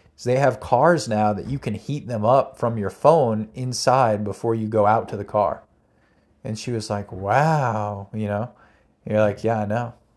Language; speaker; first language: English; native; English